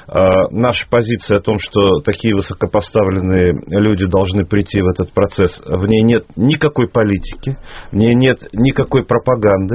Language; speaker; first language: Russian; native; Russian